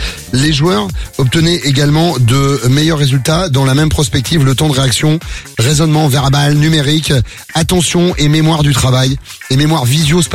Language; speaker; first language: French; native; French